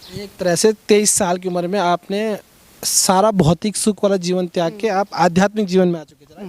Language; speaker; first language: Hindi; native; Hindi